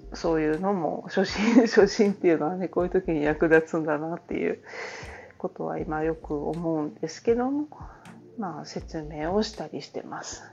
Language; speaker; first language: Japanese; native; Japanese